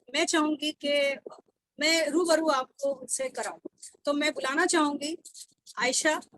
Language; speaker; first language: Hindi; native; Hindi